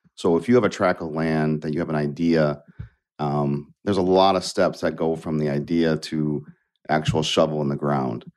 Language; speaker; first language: English; native; English